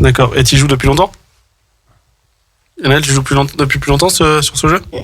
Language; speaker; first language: French; native; French